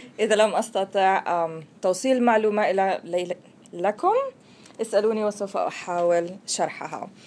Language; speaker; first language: Arabic; native; Arabic